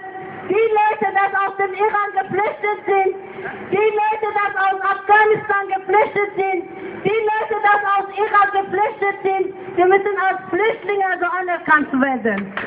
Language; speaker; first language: German; non-native, fluent; Persian